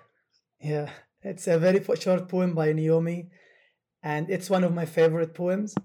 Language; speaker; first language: English; non-native, fluent; Arabic